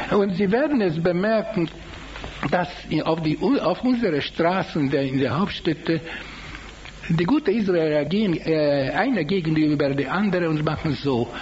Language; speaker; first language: German; non-native, fluent; Hungarian